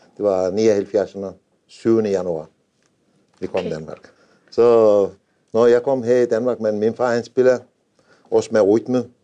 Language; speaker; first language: Danish; non-native, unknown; Turkish